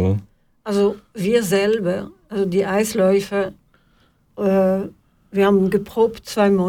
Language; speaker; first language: German; non-native, fluent; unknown